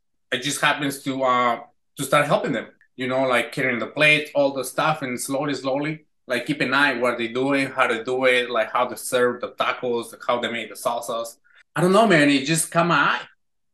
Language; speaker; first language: English; non-native, fluent; Spanish